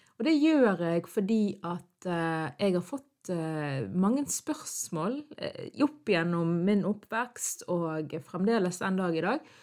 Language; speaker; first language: Norwegian; early bilingual, other home language; Arabic